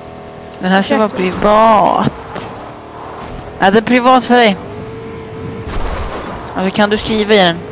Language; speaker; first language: Swedish; native; Swedish